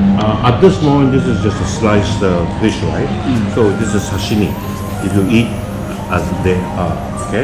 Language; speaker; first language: English; non-native, fluent; Khmer